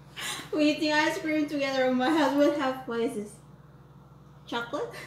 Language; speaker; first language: English; non-native, learner; Indonesian